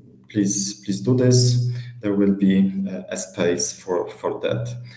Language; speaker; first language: English; non-native, fluent; Polish